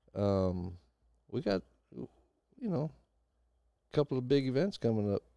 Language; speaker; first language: English; native; English